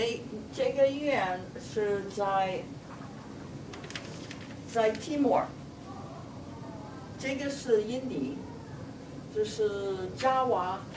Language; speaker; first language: Chinese; non-native, fluent; English